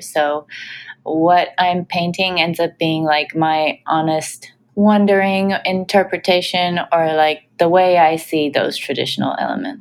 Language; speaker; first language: English; native; English